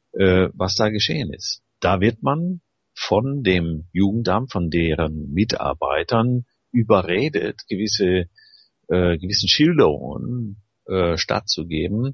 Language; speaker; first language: German; native; German